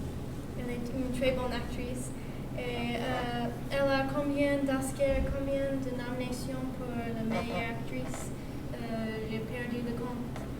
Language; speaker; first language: French; non-native, learner; English